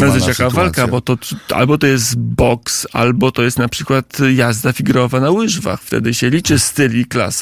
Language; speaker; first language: Polish; native; Polish